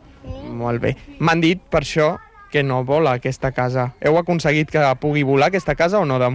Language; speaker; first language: Catalan; native; Catalan